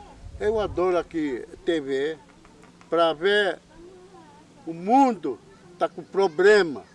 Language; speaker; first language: Portuguese; non-native, local second language; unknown